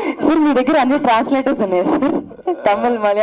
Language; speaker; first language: Telugu; native; Telugu